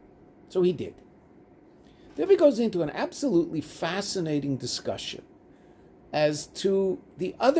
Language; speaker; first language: English; native; English